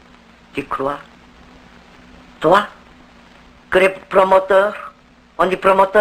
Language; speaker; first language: French; non-native, fluent; Korean